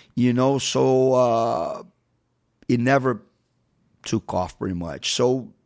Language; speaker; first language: English; non-native, fluent; Portuguese